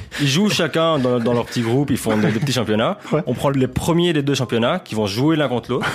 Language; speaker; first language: French; native; French